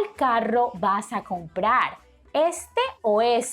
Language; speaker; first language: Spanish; non-native, fluent; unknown